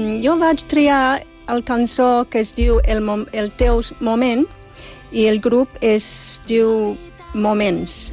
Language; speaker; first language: Catalan; non-native, fluent; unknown